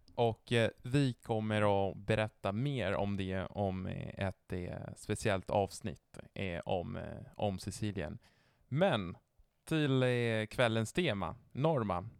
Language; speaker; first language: Swedish; non-native, fluent; Italian